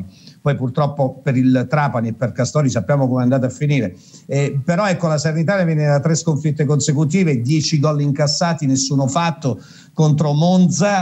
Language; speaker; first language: Italian; native; Italian